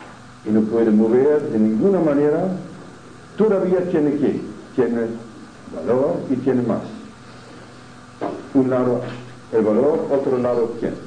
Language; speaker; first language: Spanish; non-native, fluent; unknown